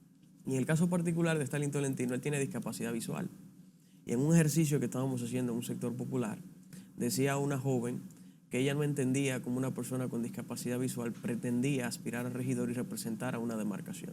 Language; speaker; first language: Spanish; native; Spanish